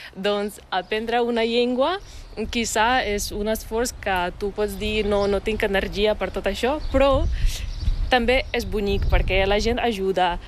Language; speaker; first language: Catalan; non-native, learner; Ukrainian